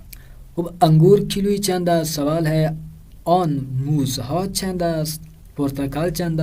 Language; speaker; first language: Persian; non-native, fluent; Urdu